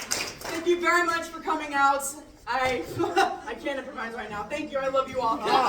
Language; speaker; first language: English; native; English